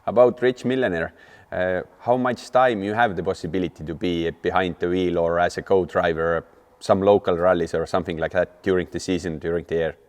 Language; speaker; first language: English; non-native, fluent; Estonian